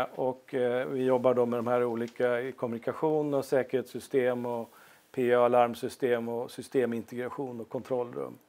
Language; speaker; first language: Swedish; non-native, fluent; Norwegian